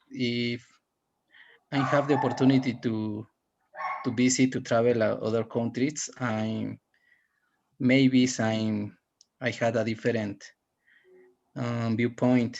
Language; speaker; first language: English; non-native, learner; Spanish